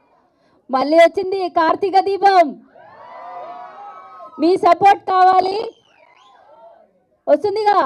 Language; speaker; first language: Telugu; non-native, learner; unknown